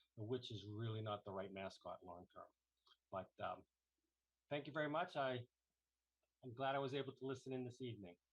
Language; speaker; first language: English; native; English